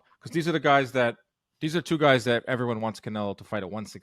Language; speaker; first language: English; native; English